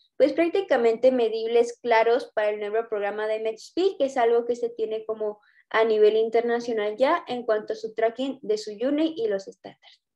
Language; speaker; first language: Spanish; native; Spanish